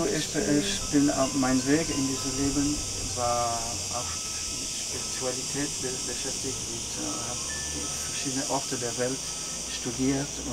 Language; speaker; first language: German; non-native, fluent; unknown